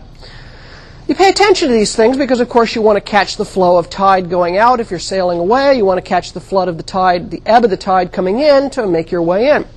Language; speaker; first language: English; native; English